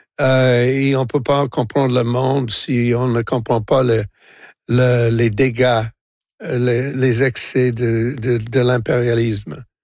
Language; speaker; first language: French; non-native, local second language; English